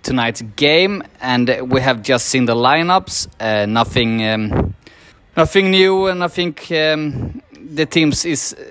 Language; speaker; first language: English; non-native, fluent; Swedish